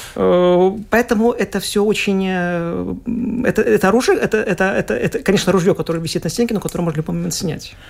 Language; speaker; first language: Russian; native; Russian